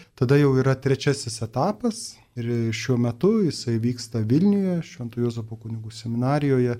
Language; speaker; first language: Lithuanian; native; Lithuanian